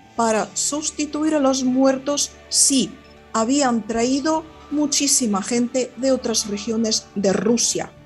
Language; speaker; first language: Spanish; non-native, fluent; Russian